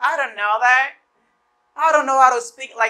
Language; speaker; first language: English; non-native, fluent; Haitian Creole